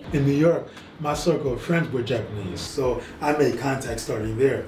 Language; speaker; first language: English; native; English